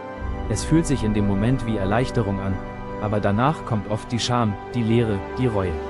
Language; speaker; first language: German; native; German